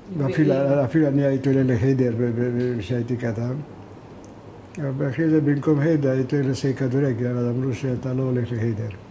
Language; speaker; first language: Hebrew; non-native, fluent; Hungarian